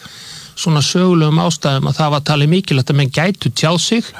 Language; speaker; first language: Icelandic; native; Icelandic